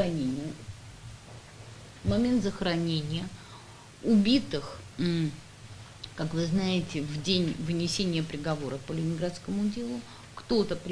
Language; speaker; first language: Russian; native; Russian